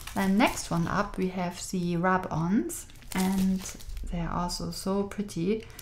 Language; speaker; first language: English; non-native, fluent; German